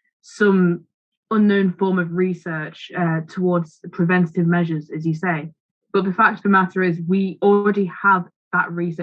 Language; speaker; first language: English; native; English